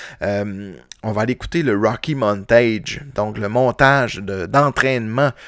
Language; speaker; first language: French; native; French